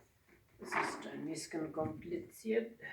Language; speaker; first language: German; non-native, learner; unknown